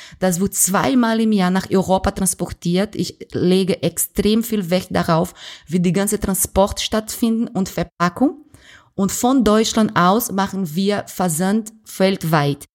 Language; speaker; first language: German; non-native, fluent; Portuguese